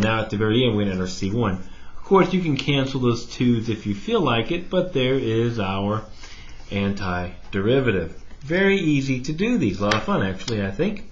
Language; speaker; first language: English; native; English